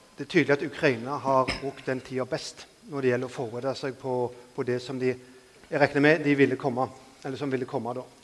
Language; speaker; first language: Norwegian; native; Norwegian